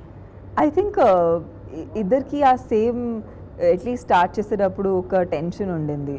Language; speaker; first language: Telugu; non-native, fluent; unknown